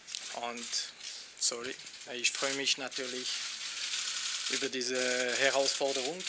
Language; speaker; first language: German; non-native, local second language; French